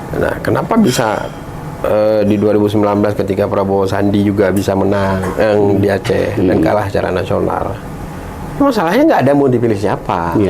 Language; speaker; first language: Indonesian; native; Indonesian